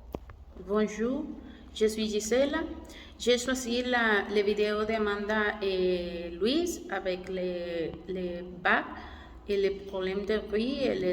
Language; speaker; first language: French; non-native, learner; Spanish